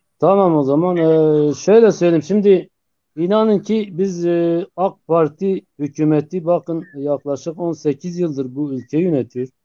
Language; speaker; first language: Turkish; non-native, local second language; Zaza